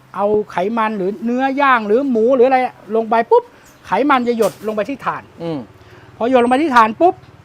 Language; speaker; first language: Thai; native; Thai